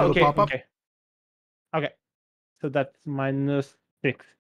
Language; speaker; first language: English; non-native, fluent; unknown